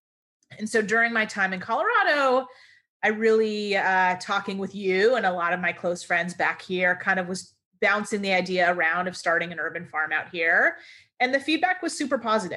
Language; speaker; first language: English; native; English